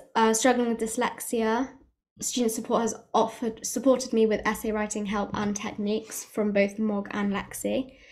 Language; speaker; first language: English; native; English